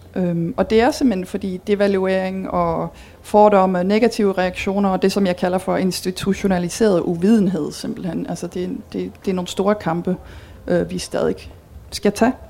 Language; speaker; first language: Danish; early bilingual, heritage; Danish